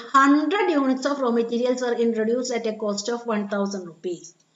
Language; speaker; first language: English; non-native, local second language; Malayalam